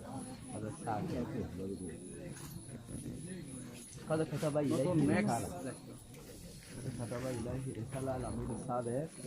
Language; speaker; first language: Arabic; non-native, fluent; Rohingya